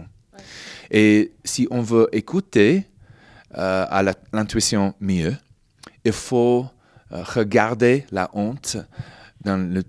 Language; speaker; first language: French; non-native, fluent; English